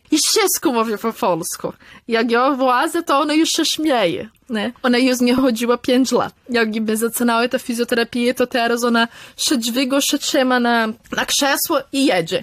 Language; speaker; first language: Polish; early bilingual, heritage; Polish